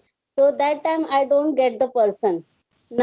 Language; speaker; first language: English; non-native, learner; Hindi